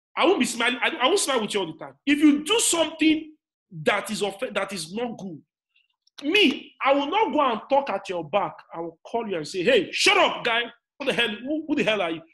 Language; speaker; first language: English; non-native, local second language; Igbo